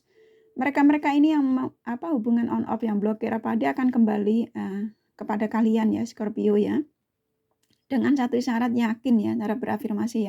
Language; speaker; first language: Indonesian; native; Indonesian